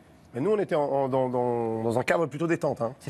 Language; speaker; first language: French; native; French